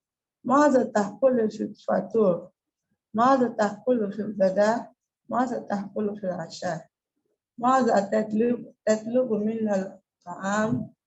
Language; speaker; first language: Arabic; non-native, learner; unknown